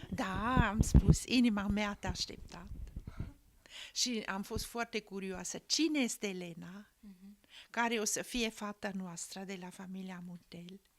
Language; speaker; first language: Romanian; non-native, fluent; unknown